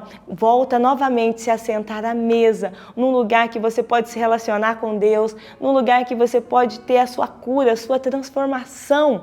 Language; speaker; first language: Portuguese; native; Portuguese